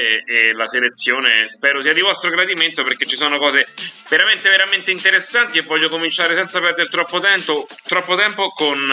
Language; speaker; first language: Italian; native; Italian